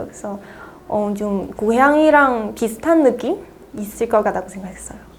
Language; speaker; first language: Korean; non-native, fluent; Chinese